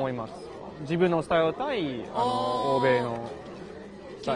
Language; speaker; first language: Japanese; non-native, learner; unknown